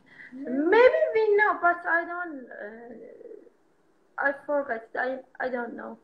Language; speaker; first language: English; non-native, learner; Persian